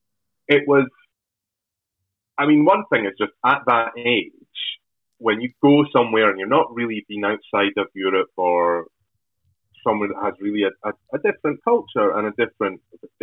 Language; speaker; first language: English; native; English